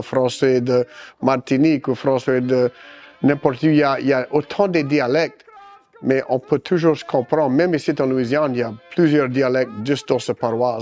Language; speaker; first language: French; early bilingual, heritage; French